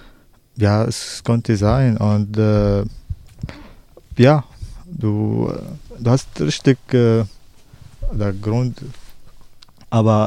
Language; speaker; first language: German; non-native, learner; Arabic